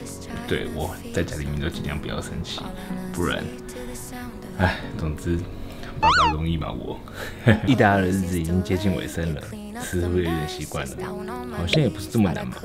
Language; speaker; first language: Chinese; native; Chinese